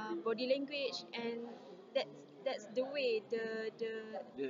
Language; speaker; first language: English; non-native, learner; Malay